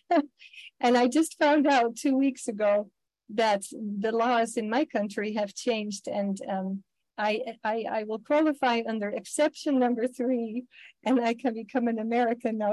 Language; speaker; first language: English; non-native, fluent; Dutch